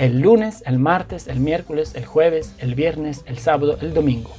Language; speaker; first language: Spanish; non-native, fluent; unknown